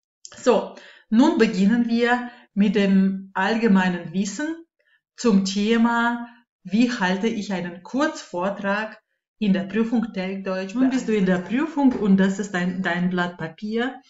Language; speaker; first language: German; non-native, fluent; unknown